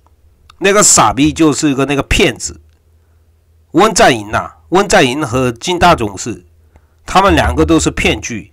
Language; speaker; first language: Chinese; non-native, fluent; Korean